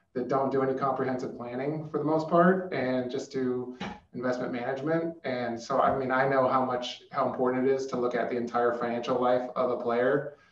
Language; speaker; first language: English; native; English